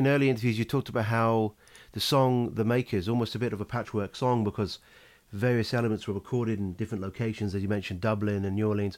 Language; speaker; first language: English; native; English